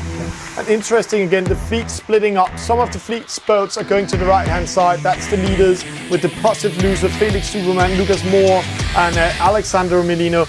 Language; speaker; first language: English; non-native, fluent; Danish